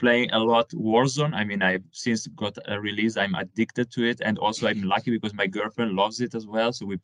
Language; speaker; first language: English; non-native, fluent; Italian